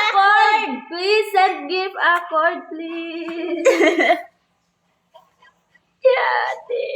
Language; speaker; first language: English; non-native, local second language; Cebuano